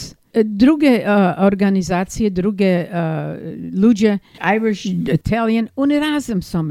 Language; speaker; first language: Polish; early bilingual, heritage; English